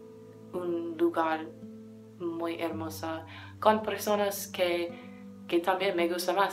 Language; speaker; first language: Spanish; non-native, learner; English